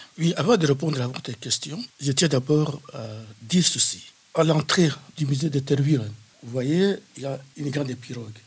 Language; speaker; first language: French; non-native, local second language; Kongo